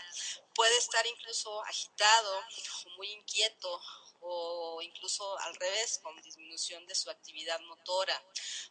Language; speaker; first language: Spanish; native; Spanish